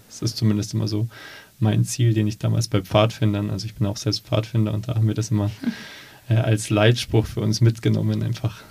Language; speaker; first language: German; native; German